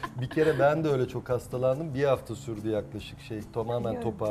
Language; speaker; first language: Turkish; native; Turkish